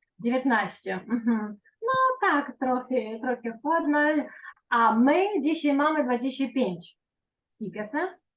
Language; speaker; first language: Polish; non-native, fluent; Ukrainian